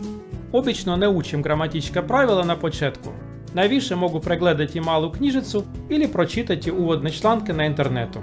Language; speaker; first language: Croatian; non-native, learner; Russian